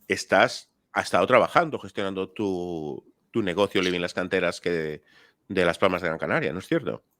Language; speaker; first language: Spanish; native; Spanish